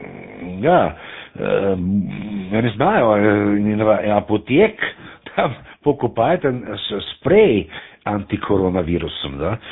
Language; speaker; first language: Russian; non-native, learner; German